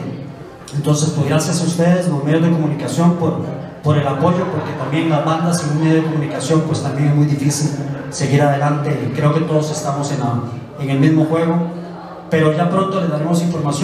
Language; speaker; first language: Spanish; native; Spanish